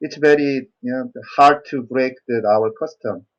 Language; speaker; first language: English; non-native, learner; Korean